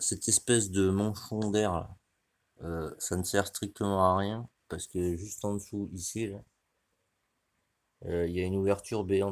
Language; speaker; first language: French; native; French